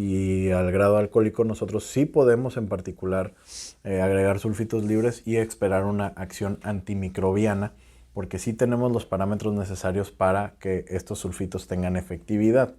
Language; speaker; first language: Spanish; native; Spanish